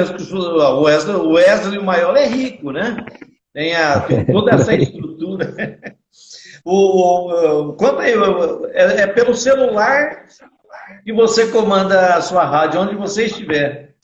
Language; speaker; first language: Portuguese; native; Portuguese